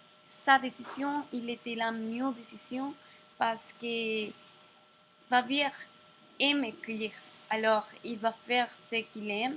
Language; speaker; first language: French; non-native, learner; Spanish